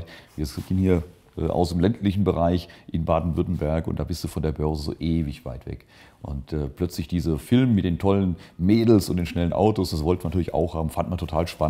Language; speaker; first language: German; native; German